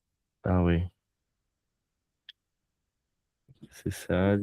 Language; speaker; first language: French; non-native, learner; Spanish